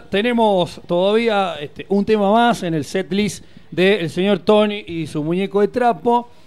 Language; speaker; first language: Spanish; native; Spanish